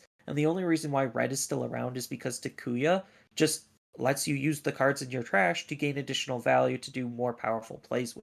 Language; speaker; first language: English; native; English